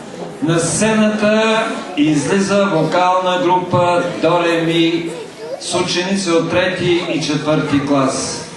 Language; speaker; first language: Bulgarian; native; Bulgarian